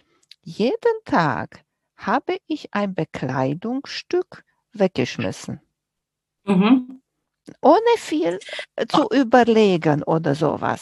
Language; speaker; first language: German; non-native, fluent; Romanian